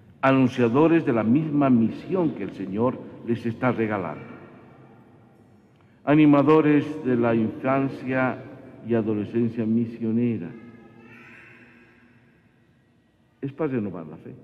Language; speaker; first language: Spanish; native; Spanish